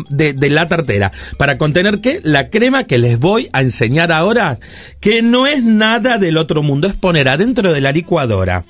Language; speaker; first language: Spanish; native; Spanish